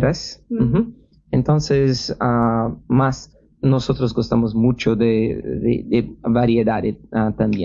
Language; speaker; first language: Spanish; non-native, learner; Portuguese